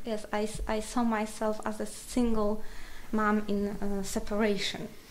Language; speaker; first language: English; non-native, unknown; Polish